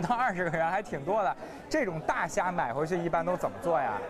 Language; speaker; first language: Chinese; native; Chinese